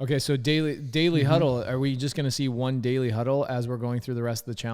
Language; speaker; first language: English; native; English